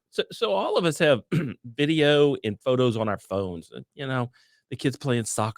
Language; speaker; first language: English; native; English